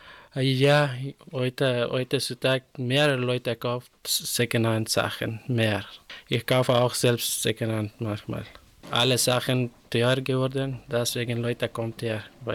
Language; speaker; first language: German; non-native, learner; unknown